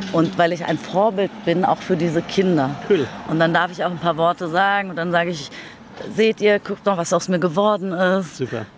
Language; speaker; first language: German; early bilingual, other home language; Turkish